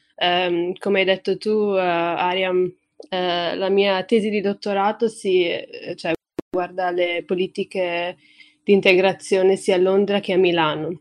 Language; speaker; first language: Italian; early bilingual, other home language; Tigrinya